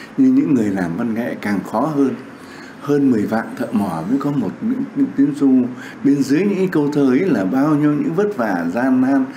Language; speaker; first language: Vietnamese; native; Vietnamese